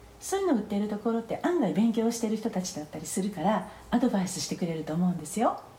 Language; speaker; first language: Japanese; native; Japanese